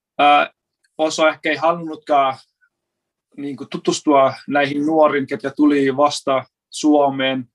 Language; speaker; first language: Finnish; non-native, fluent; Persian